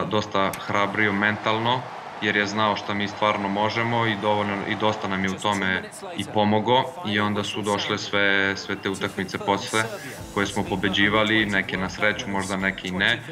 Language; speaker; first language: Serbian; early bilingual, other home language; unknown